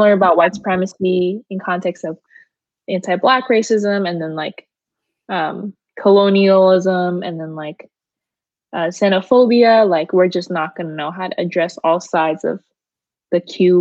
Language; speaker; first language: English; native; English